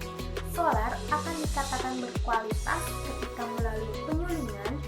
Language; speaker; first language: Indonesian; native; Indonesian